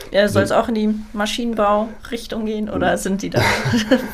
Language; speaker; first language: German; native; German